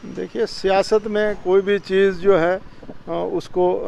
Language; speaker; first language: Hindi; native; Hindi